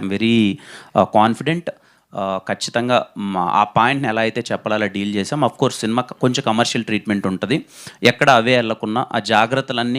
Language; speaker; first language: Telugu; native; Telugu